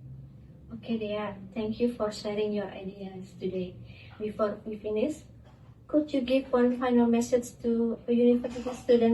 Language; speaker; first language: English; non-native, learner; Indonesian